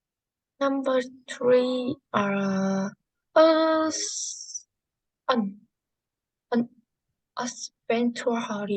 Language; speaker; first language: English; non-native, learner; Vietnamese